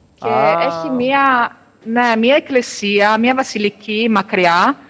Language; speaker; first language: Greek; non-native, fluent; Italian